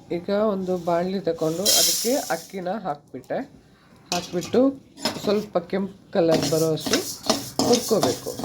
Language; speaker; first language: Kannada; non-native, local second language; Tulu